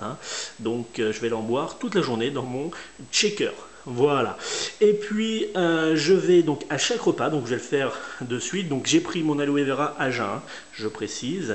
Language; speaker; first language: French; native; French